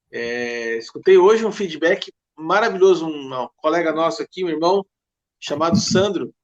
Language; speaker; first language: Portuguese; native; Portuguese